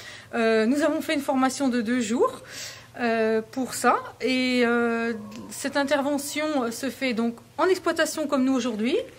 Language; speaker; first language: French; native; French